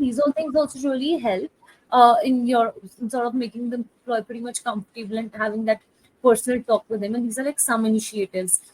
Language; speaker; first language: English; non-native, local second language; Hindi